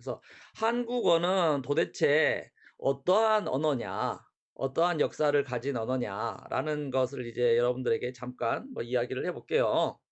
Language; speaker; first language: Korean; native; Korean